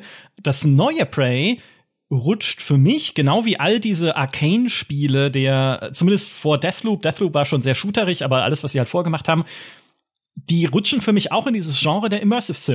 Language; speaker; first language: German; native; German